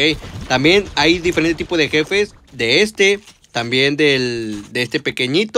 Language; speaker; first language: Spanish; native; Spanish